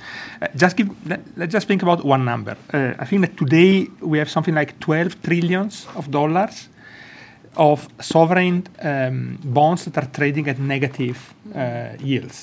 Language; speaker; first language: English; non-native, fluent; Italian